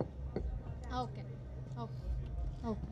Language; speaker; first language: Tamil; non-native, learner; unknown